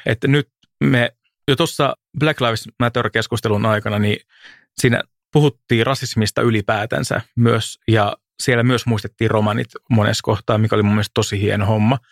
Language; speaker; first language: Finnish; native; Finnish